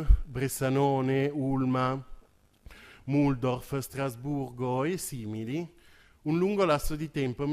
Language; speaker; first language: Italian; native; Italian